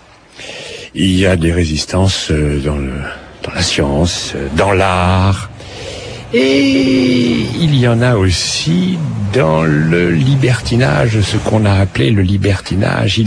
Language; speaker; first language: French; native; French